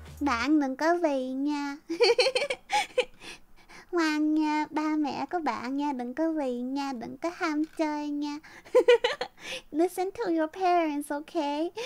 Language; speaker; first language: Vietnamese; early bilingual, heritage; Vietnamese